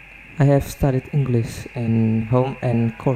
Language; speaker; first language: English; non-native, learner; Indonesian